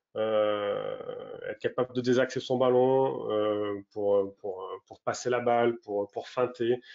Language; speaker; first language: French; native; French